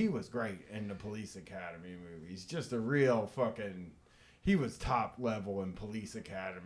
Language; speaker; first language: English; native; English